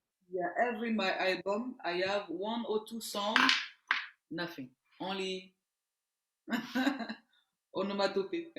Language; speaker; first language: English; non-native, learner; French